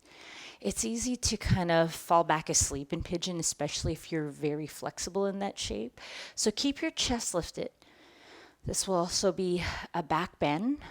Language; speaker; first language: English; native; English